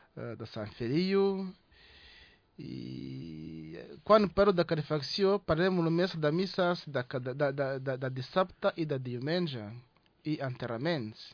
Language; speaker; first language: Catalan; non-native, fluent; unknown